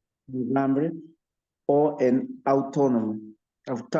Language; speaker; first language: French; non-native, learner; Spanish